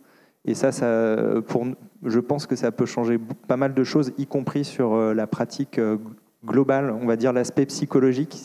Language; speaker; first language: French; native; French